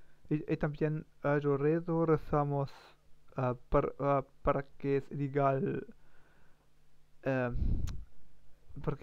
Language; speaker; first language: Spanish; non-native, learner; German